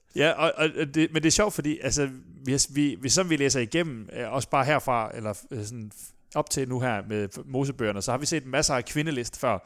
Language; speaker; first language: Danish; native; Danish